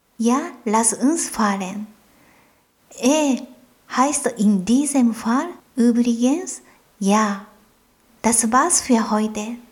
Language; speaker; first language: German; non-native, fluent; Japanese